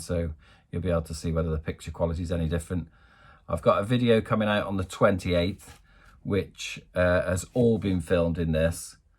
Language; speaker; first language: English; native; English